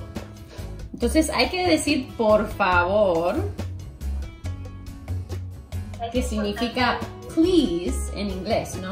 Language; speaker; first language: Spanish; non-native, fluent; English